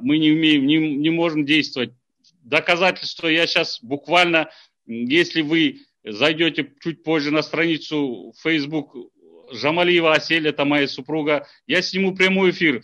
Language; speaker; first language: Russian; non-native, local second language; Kazakh